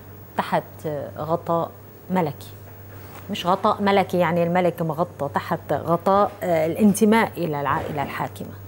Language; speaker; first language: Arabic; native; Arabic